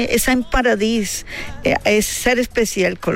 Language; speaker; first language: German; non-native, learner; Spanish